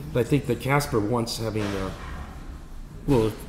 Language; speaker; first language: English; native; English